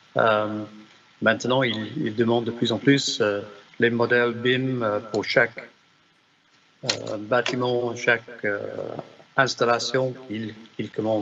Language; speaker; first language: French; non-native, fluent; English